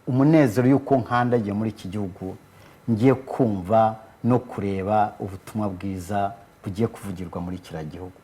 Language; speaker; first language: Kinyarwanda; early bilingual, heritage; Kinyarwanda